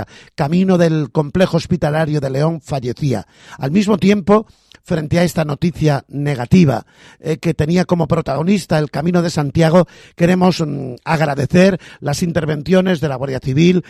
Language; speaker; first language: Spanish; native; Spanish